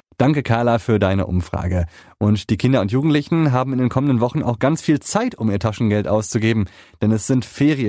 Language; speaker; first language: German; native; German